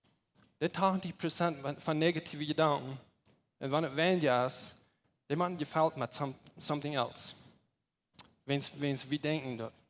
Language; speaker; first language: German; non-native, learner; Plautdietsch